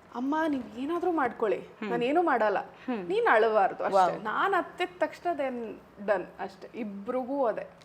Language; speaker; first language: Kannada; native; Kannada